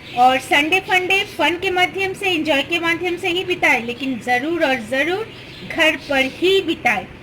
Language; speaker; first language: Hindi; non-native, local second language; Bangla